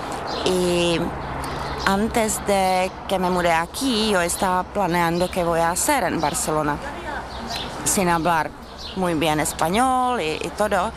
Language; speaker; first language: Spanish; non-native, fluent; Czech